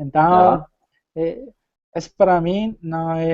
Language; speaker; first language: Portuguese; non-native, fluent; Spanish